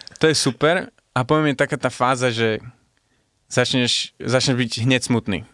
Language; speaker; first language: Slovak; early bilingual, heritage; Slovak